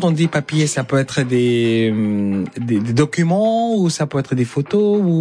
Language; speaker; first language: French; non-native, fluent; Arabic